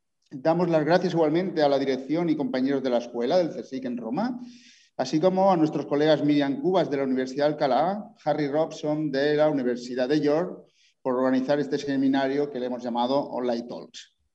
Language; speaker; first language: Spanish; native; Spanish